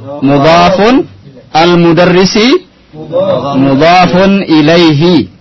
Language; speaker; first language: Arabic; non-native, fluent; Indonesian